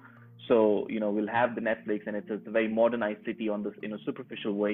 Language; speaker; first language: English; non-native, local second language; Urdu